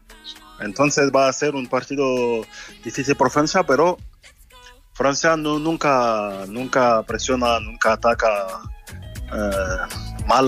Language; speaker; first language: Spanish; non-native, fluent; French